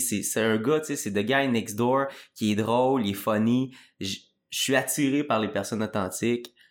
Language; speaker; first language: French; native; French